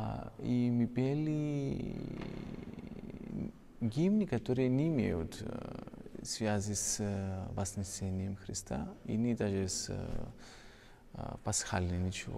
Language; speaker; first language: Russian; non-native, fluent; Greek